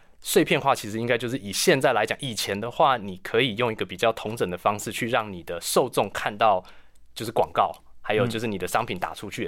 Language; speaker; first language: Chinese; native; Chinese